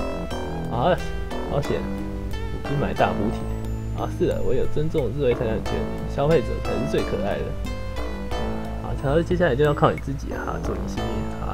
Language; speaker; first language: Chinese; native; Chinese